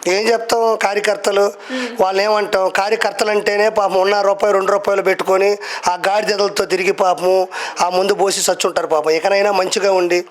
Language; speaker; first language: Telugu; native; Telugu